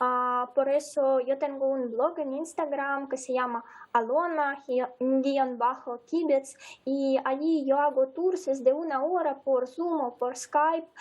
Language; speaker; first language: Spanish; non-native, fluent; Ukrainian